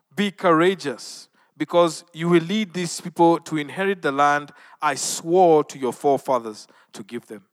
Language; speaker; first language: English; non-native, local second language; Luo (Kenya and Tanzania)